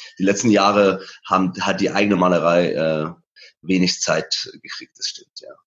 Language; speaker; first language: German; early bilingual, other home language; Persian